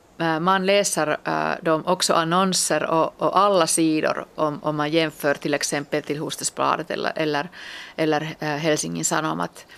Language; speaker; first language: Swedish; non-native, local second language; Finnish